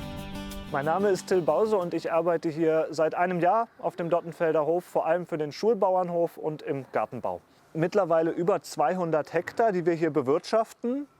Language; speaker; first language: German; native; German